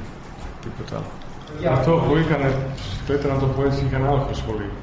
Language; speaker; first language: Greek; non-native, learner; Spanish